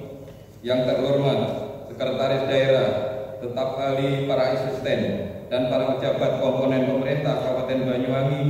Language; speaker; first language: Indonesian; native; Indonesian